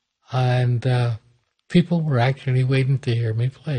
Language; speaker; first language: English; native; English